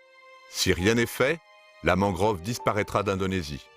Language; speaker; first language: French; native; French